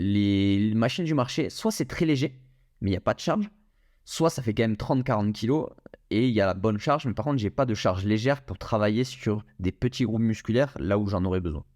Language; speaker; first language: French; native; French